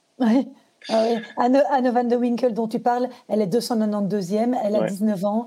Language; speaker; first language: French; native; French